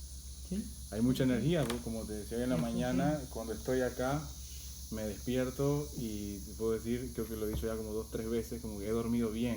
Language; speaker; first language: Spanish; native; Spanish